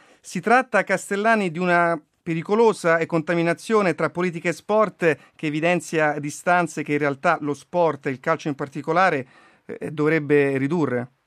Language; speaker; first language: Italian; native; Italian